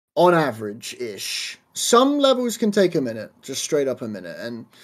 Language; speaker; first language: English; native; English